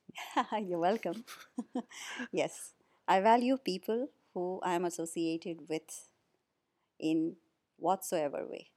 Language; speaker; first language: English; non-native, local second language; Hindi